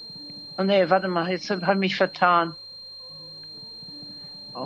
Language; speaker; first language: German; native; German